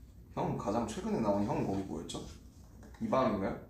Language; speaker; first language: Korean; native; Korean